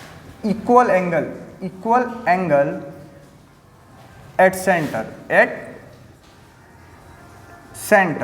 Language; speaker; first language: Hindi; native; Hindi